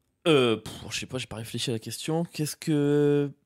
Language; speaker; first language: French; native; French